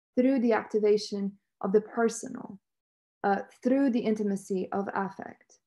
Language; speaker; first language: English; non-native, fluent; Romanian